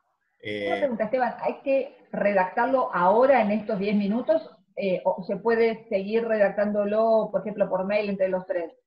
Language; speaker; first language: Spanish; native; Spanish